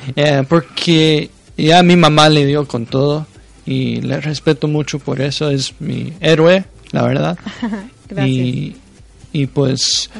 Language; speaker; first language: Spanish; early bilingual, heritage; Spanish